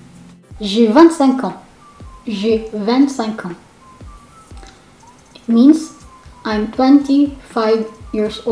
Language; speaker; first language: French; non-native, learner; Filipino